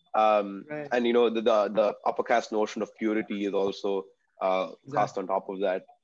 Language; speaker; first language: English; non-native, local second language; Tamil